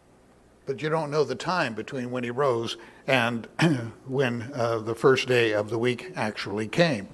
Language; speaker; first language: English; native; English